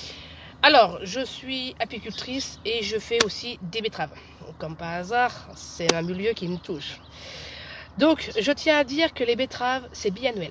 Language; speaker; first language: French; native; French